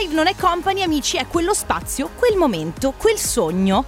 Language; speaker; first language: Italian; native; Italian